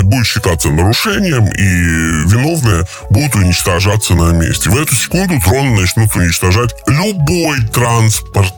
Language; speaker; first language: Russian; native; Russian